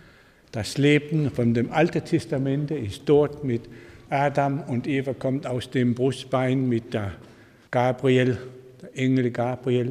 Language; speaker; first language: German; non-native, learner; Danish